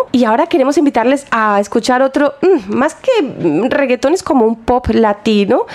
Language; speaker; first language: Spanish; native; Spanish